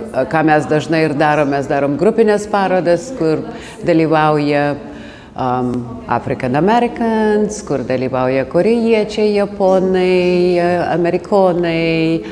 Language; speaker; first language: Lithuanian; early bilingual, heritage; Lithuanian